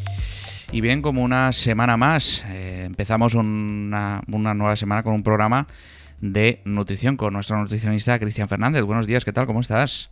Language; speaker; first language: Spanish; native; Spanish